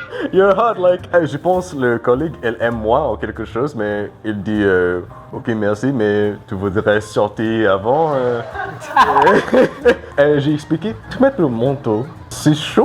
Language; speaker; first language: French; non-native, learner; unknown